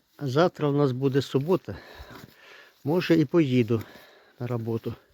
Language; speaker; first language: Ukrainian; native; Ukrainian